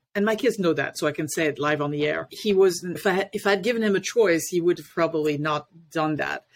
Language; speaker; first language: English; non-native, fluent; French